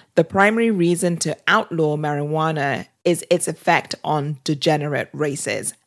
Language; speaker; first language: English; native; English